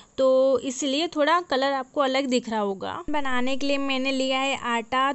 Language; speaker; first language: Hindi; non-native, local second language; Marathi